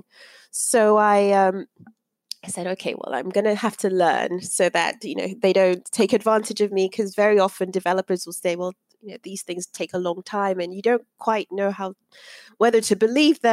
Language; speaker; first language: English; non-native, local second language; Yoruba